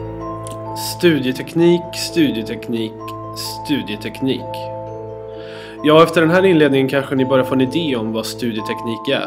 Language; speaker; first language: Swedish; native; Swedish